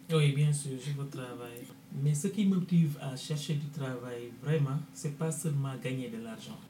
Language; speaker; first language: French; non-native, local second language; Wolof